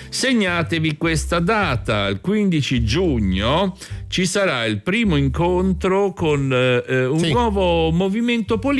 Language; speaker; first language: Italian; native; Italian